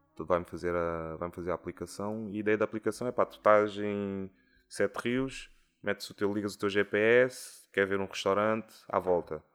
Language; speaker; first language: Portuguese; native; Portuguese